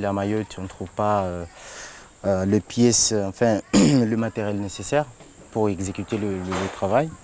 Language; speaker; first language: French; non-native, local second language; Comorian